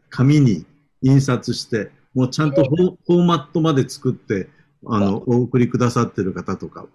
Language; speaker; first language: Japanese; native; Japanese